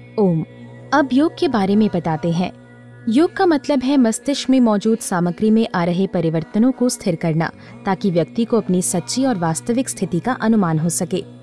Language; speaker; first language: Hindi; native; Hindi